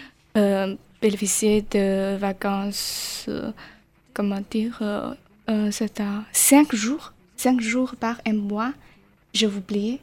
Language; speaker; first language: French; non-native, learner; Chinese